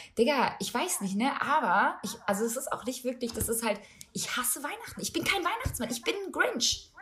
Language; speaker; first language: German; early bilingual, other home language; Albanian